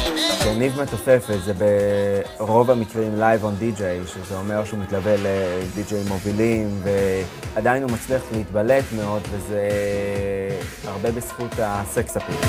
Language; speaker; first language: Hebrew; native; Hebrew